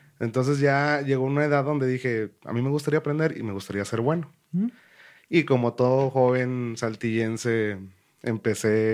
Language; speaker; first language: Spanish; native; Spanish